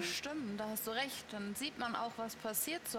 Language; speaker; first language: German; native; German